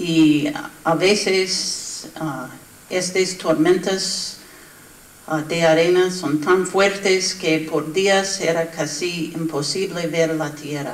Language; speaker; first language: Spanish; non-native, learner; English